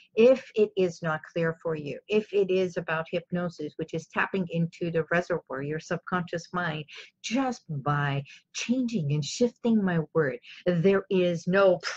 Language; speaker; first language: English; non-native, fluent; Armenian